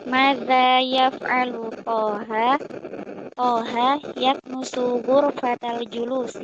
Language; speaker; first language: Arabic; non-native, learner; Indonesian